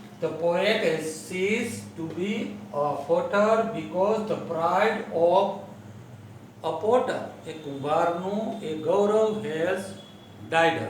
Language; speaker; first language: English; non-native, local second language; Gujarati